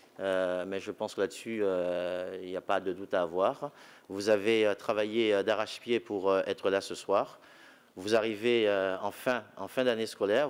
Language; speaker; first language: French; native; French